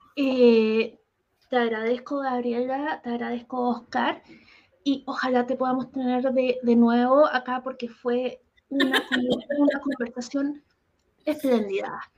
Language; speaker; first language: Spanish; native; Spanish